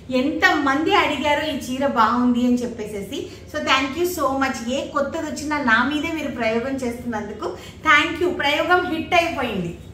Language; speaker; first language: Telugu; native; Telugu